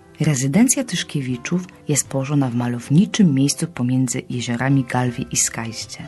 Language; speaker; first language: Polish; native; Polish